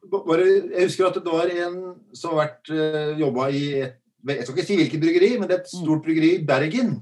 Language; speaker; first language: Norwegian; native; Norwegian